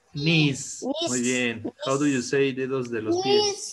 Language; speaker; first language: Spanish; native; Spanish